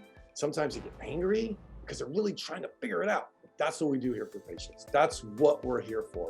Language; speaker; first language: English; native; English